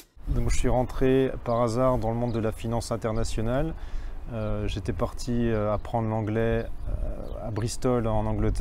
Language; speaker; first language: French; native; French